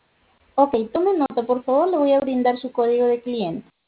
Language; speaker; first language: Spanish; native; Spanish